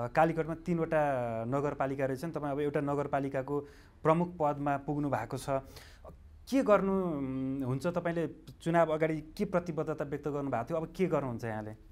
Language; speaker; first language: Nepali; native; Nepali